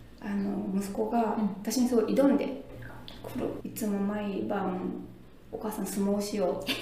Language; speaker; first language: Japanese; native; Japanese